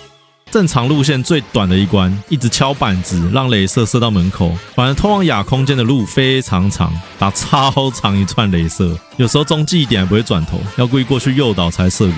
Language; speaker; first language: Chinese; native; Chinese